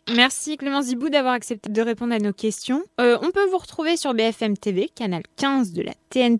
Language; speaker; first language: French; native; French